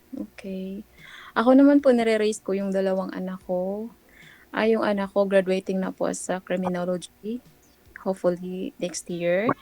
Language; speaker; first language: Filipino; non-native, local second language; Cebuano